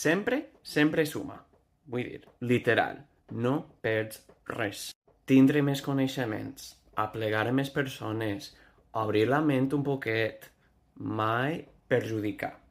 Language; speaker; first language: Catalan; non-native, fluent; English